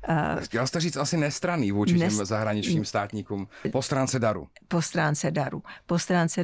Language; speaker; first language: Czech; native; Czech